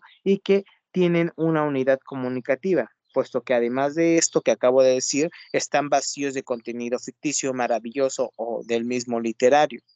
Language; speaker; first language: Spanish; native; Spanish